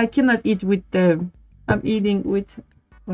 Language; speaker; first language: English; non-native, learner; Turkish